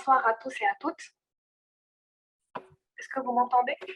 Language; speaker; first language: French; non-native, local second language; Arabic